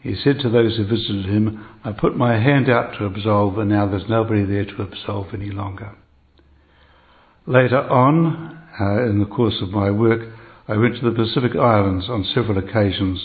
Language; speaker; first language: English; native; English